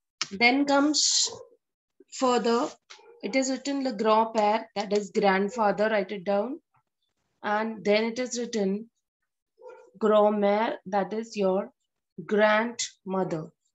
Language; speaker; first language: English; non-native, local second language; Hindi